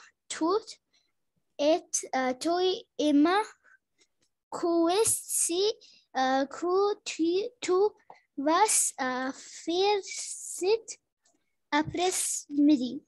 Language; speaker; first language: French; non-native, learner; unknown